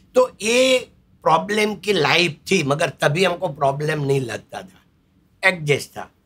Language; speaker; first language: Hindi; non-native, local second language; Gujarati